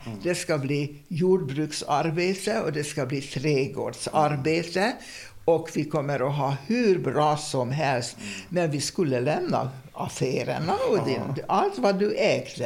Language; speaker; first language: Swedish; non-native, fluent; Hungarian